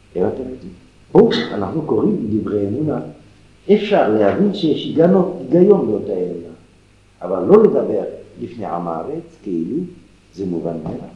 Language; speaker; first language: Hebrew; non-native, fluent; French